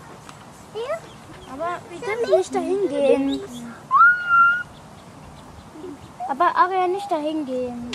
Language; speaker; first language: German; early bilingual, other home language; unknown